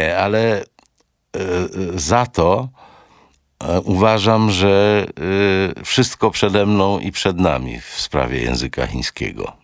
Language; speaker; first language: Polish; native; Polish